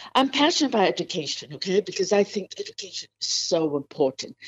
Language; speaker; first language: English; non-native, fluent; Spanish